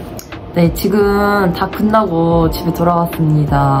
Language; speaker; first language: Korean; non-native, fluent; Japanese